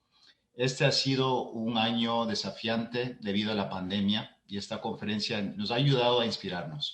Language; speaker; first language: Spanish; native; Spanish